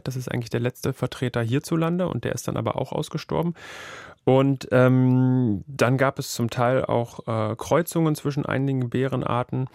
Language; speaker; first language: German; native; German